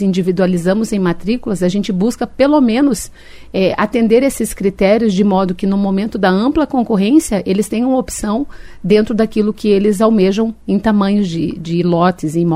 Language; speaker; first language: Portuguese; native; Portuguese